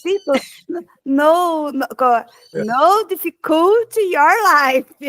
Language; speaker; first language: English; non-native, learner; Portuguese